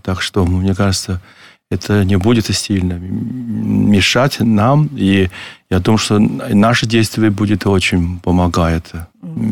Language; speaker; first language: Russian; non-native, learner; Chinese